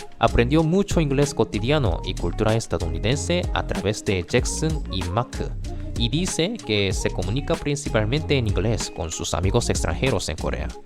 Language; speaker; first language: Spanish; non-native, fluent; Korean